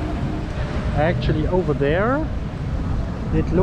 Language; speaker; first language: English; non-native, fluent; German